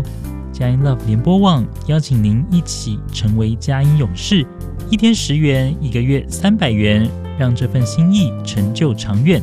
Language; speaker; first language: Chinese; native; Chinese